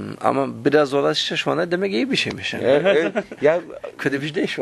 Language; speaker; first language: Turkish; early bilingual, heritage; Turkish